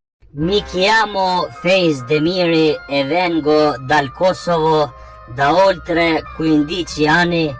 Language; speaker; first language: Italian; non-native, fluent; Albanian